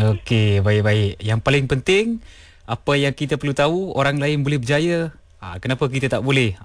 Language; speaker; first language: Malay; non-native, local second language; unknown